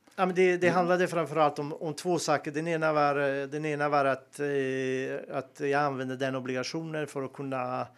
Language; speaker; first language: Swedish; non-native, fluent; Serbian